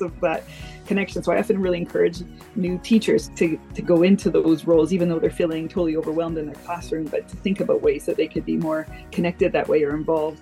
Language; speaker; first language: English; native; English